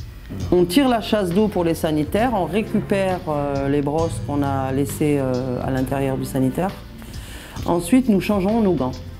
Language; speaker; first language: French; native; French